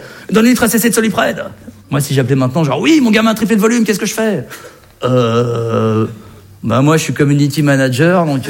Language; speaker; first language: French; native; French